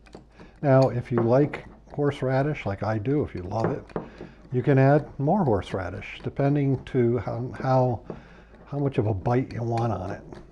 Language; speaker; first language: English; native; English